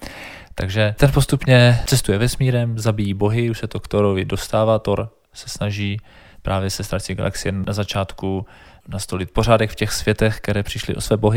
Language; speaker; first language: Czech; native; Czech